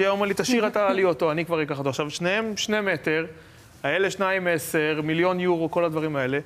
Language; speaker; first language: Hebrew; native; Hebrew